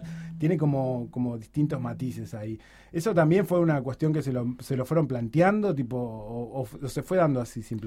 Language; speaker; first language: Spanish; native; Spanish